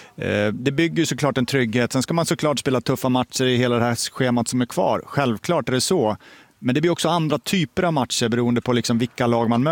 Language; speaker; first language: Swedish; native; Swedish